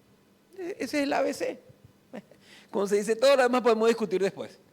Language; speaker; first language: Spanish; native; Spanish